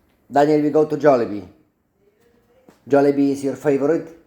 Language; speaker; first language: English; non-native, learner; Polish